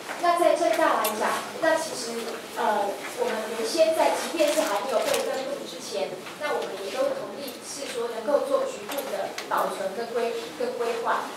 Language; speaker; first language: Chinese; native; Chinese